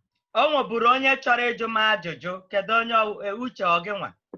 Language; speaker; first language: Igbo; native; Igbo